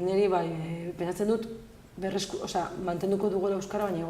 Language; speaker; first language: Basque; non-native, local second language; Spanish